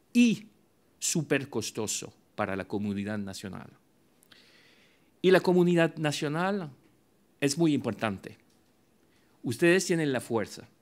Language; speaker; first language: Spanish; non-native, fluent; French